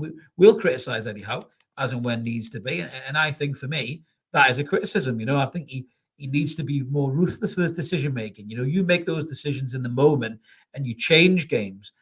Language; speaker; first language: English; native; English